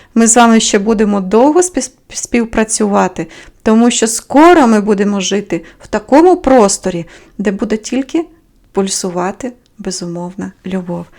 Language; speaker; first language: Ukrainian; native; Ukrainian